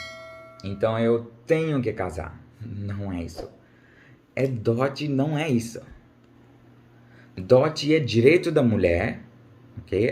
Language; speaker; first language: Portuguese; non-native, learner; Urdu